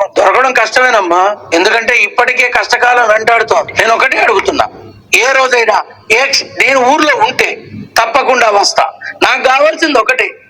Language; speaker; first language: Telugu; native; Telugu